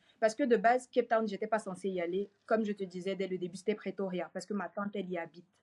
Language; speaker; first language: French; native; French